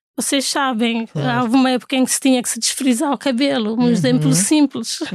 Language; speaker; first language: Portuguese; non-native, local second language; Fula